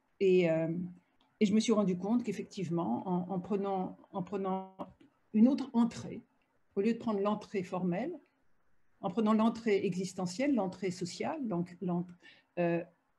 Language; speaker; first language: French; native; French